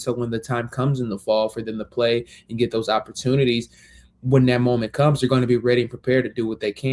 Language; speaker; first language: English; native; English